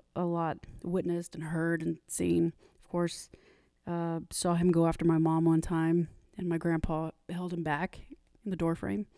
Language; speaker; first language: English; native; English